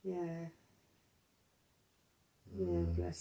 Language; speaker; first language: English; native; English